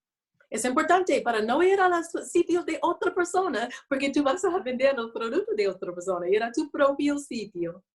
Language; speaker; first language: Spanish; non-native, learner; English